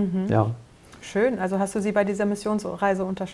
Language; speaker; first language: German; native; German